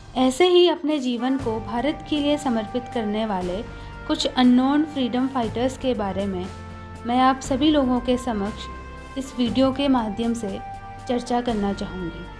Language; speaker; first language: Hindi; native; Hindi